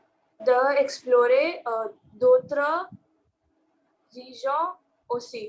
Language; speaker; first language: French; non-native, learner; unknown